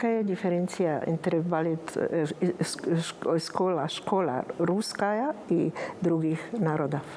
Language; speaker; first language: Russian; non-native, learner; Spanish